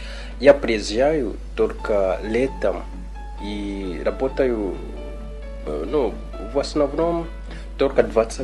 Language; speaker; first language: Russian; non-native, fluent; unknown